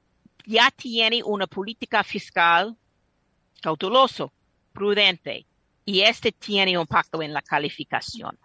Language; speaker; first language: Spanish; non-native, fluent; English